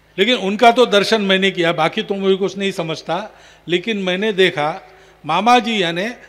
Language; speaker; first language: Hindi; non-native, local second language; Marathi